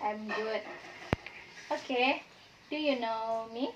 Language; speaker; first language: English; non-native, learner; Indonesian